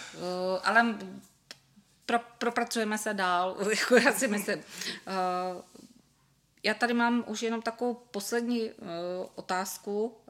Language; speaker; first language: Czech; native; Czech